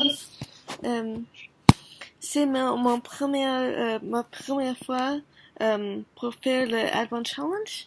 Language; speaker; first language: French; non-native, learner; Korean